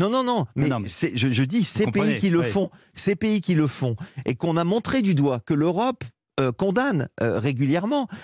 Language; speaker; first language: French; native; French